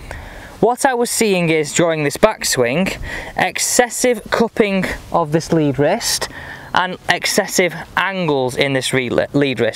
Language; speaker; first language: English; native; English